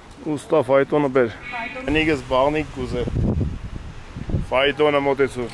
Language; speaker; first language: Russian; non-native, learner; Armenian